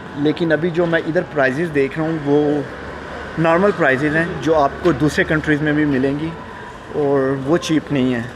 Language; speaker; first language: Urdu; native; Urdu